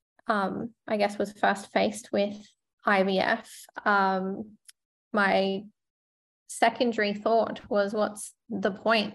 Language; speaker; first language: English; native; English